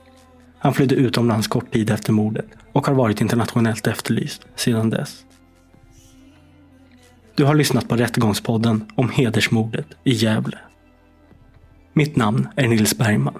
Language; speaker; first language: Swedish; native; Swedish